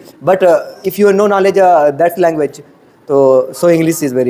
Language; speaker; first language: English; non-native, learner; Hindi